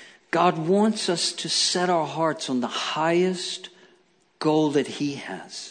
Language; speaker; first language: English; native; English